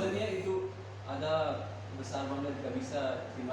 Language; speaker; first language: Indonesian; non-native, learner; Urdu